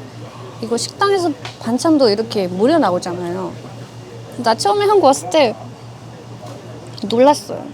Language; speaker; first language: Korean; non-native, learner; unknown